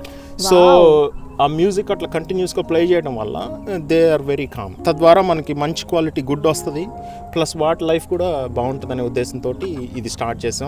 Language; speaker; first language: Telugu; native; Telugu